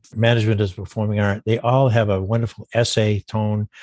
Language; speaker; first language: English; native; English